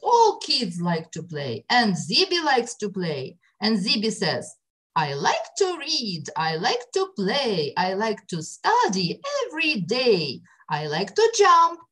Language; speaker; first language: English; non-native, fluent; Ukrainian